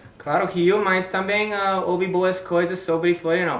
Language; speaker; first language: Portuguese; non-native, learner; English